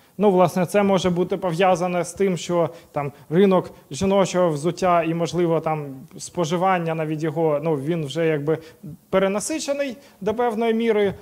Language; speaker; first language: Ukrainian; non-native, local second language; Russian